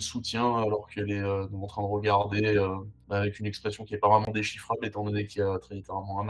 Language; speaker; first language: French; native; French